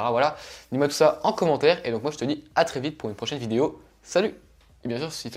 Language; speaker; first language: French; native; French